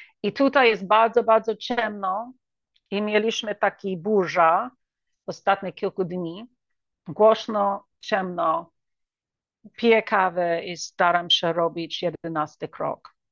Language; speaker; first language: Polish; early bilingual, heritage; English